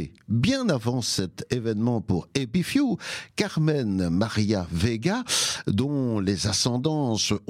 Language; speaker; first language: French; native; French